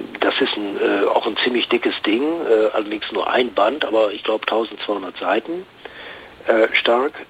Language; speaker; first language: German; native; German